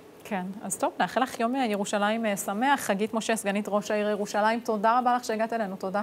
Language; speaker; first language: Hebrew; native; Hebrew